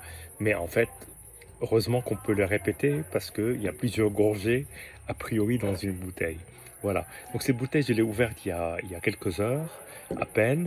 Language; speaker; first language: French; native; French